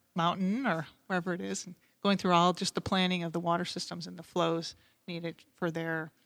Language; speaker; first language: English; native; English